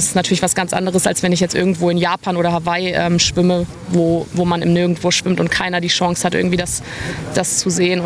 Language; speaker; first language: German; native; German